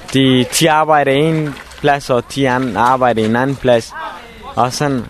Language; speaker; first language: Danish; non-native, learner; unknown